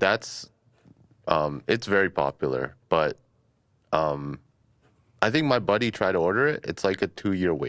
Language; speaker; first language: English; native; English